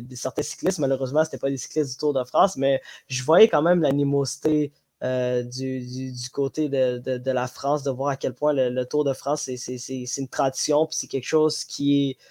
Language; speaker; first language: French; non-native, local second language; Somali